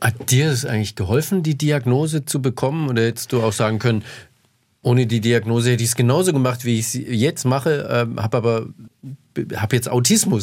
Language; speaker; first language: German; native; German